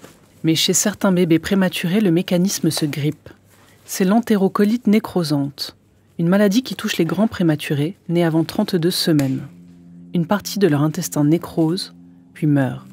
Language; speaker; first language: French; native; French